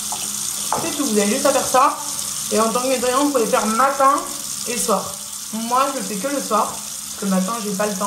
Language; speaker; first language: French; native; French